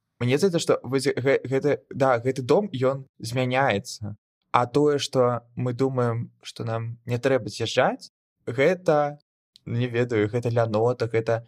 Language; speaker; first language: Belarusian; non-native, local second language; Russian